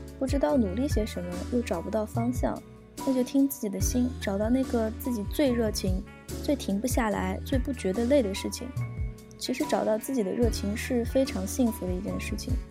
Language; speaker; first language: Chinese; native; Chinese